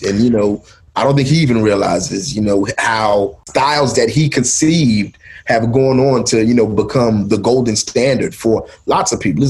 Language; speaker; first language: English; native; English